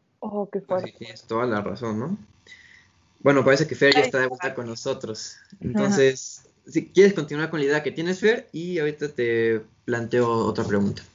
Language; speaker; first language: Spanish; native; Spanish